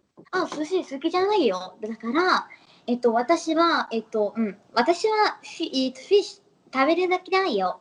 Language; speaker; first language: Japanese; non-native, learner; English